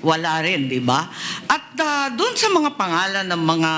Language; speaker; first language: Filipino; native; Filipino